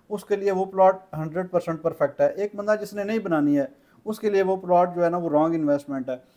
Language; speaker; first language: Urdu; non-native, local second language; Punjabi